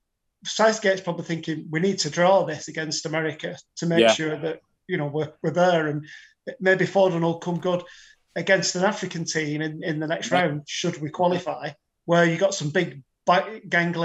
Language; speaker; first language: English; native; English